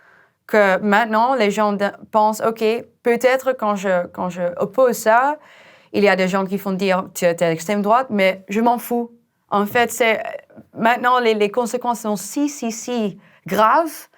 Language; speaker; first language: French; non-native, fluent; Dutch